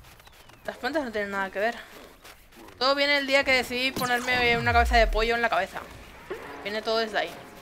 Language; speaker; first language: Spanish; native; Spanish